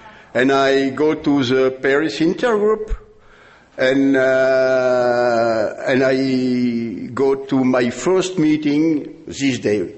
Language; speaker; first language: English; non-native, learner; French